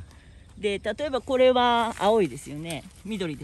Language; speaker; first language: Japanese; native; Japanese